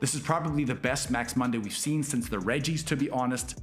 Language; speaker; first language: English; native; English